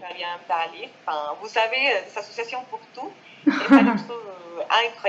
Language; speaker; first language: French; non-native, fluent; Spanish